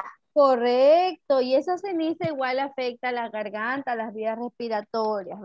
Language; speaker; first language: Spanish; native; Spanish